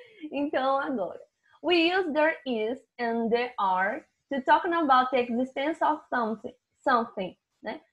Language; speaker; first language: English; non-native, fluent; Portuguese